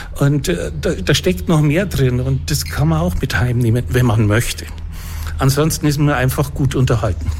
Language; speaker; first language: German; native; German